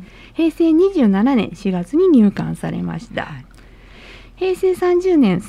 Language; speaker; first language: Japanese; native; Japanese